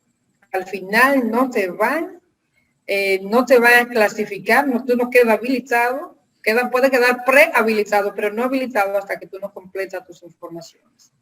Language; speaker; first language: Spanish; native; Spanish